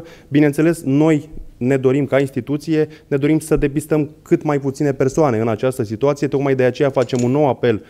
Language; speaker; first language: Romanian; native; Romanian